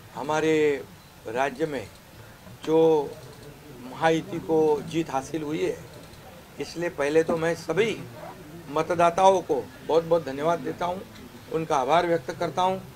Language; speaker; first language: Hindi; non-native, local second language; Marathi